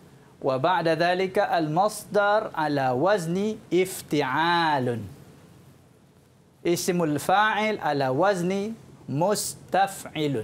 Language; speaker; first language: Arabic; non-native, fluent; Malay